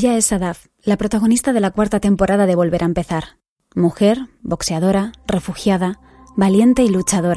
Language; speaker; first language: Spanish; native; Spanish